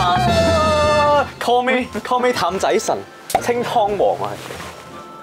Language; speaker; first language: Chinese; native; Chinese